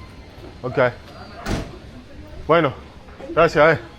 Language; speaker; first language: Spanish; non-native, learner; English